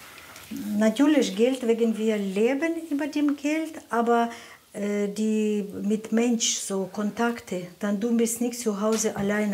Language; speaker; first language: German; non-native, learner; Russian